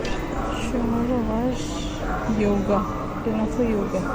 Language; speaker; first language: Turkish; non-native, learner; Indonesian